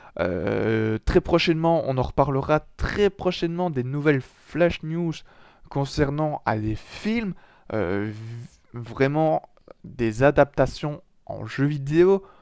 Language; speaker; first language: French; native; French